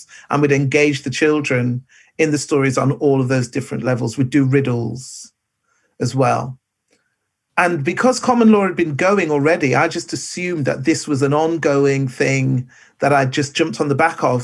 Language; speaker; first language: English; native; English